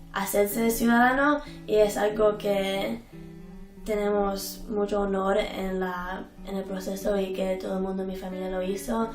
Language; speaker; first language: Spanish; early bilingual, heritage; Spanish